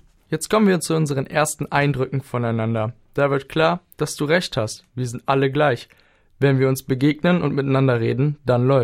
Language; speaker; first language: German; native; German